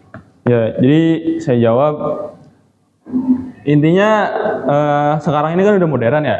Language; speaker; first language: Indonesian; native; Indonesian